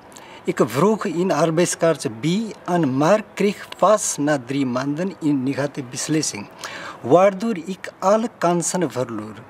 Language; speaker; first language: Dutch; non-native, learner; Nepali